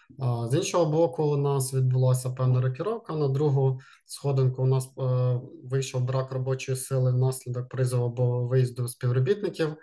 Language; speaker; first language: Ukrainian; native; Ukrainian